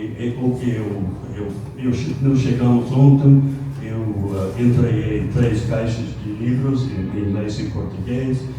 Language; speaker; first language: Portuguese; non-native, fluent; English